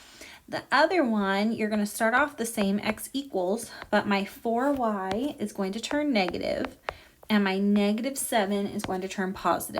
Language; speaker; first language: English; native; English